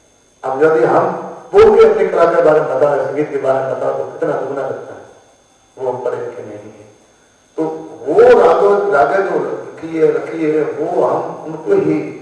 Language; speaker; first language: Hindi; native; Hindi